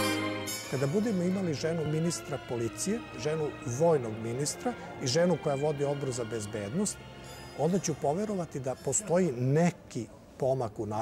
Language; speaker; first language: Serbian; native; Serbian